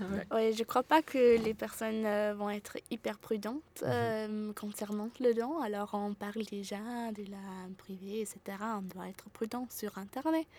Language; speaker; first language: French; non-native, fluent; German